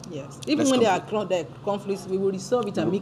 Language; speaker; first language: English; non-native, local second language; Yoruba